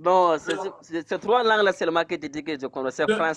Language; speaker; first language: French; non-native, local second language; Mossi